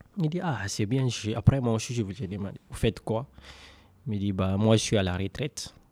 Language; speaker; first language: French; non-native, local second language; Fula